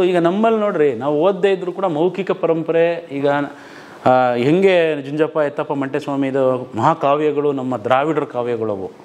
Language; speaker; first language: Kannada; non-native, local second language; Lambadi